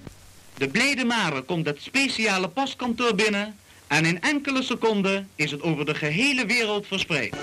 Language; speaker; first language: Dutch; native; Dutch